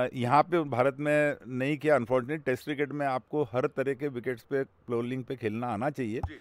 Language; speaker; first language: Hindi; native; Hindi